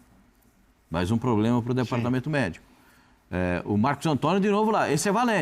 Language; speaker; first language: Portuguese; native; Portuguese